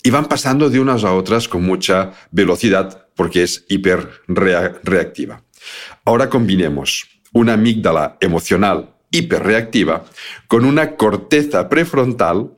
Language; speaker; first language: Spanish; native; Spanish